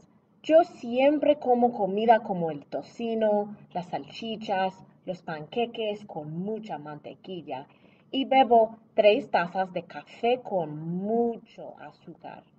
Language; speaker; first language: Spanish; non-native, fluent; English